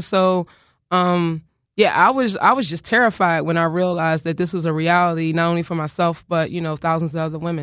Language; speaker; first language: English; native; English